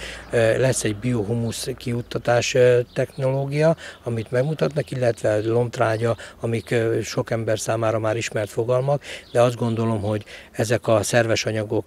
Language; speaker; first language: Hungarian; native; Hungarian